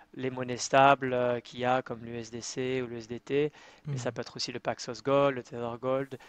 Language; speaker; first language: French; native; French